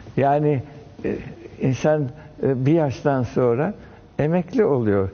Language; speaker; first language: Turkish; early bilingual, heritage; French